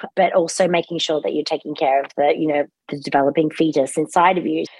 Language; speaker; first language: English; native; English